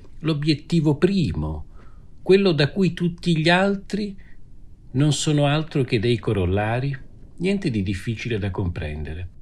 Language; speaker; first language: Italian; native; Italian